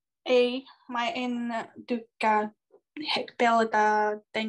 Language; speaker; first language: Finnish; non-native, learner; Russian